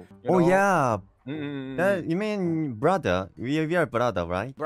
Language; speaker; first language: English; non-native, learner; Korean